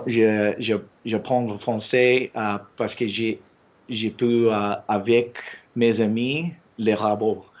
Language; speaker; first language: French; non-native, learner; English